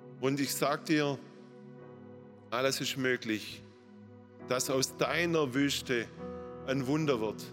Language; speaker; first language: German; native; German